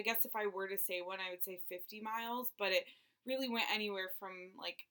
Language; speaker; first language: English; native; English